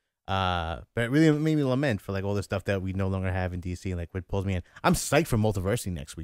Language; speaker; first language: English; native; English